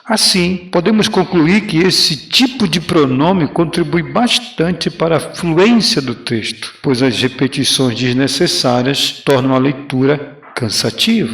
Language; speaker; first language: Portuguese; native; Portuguese